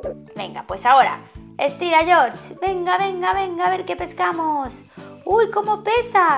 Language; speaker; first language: Spanish; native; Spanish